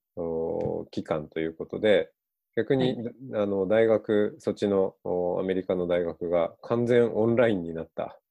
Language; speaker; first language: Japanese; native; Japanese